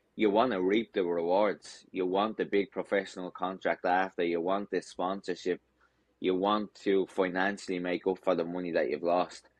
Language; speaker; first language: English; native; English